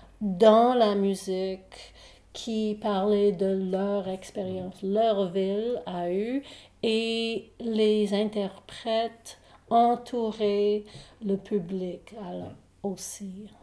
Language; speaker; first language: French; non-native, local second language; English